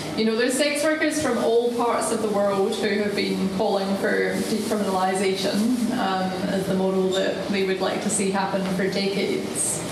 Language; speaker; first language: English; native; English